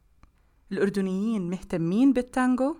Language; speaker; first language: Arabic; native; Arabic